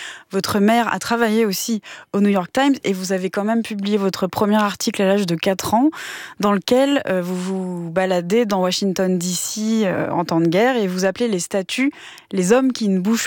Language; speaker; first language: French; native; French